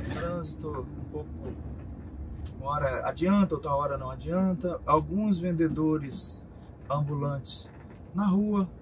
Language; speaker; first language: Portuguese; native; Portuguese